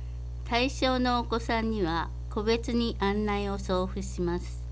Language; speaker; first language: Japanese; native; Japanese